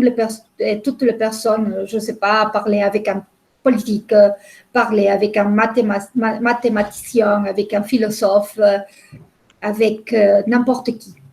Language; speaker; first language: French; non-native, fluent; Spanish